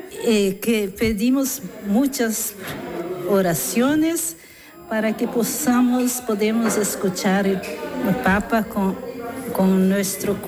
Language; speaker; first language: Spanish; non-native, learner; Italian